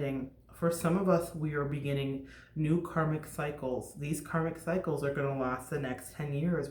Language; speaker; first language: English; native; English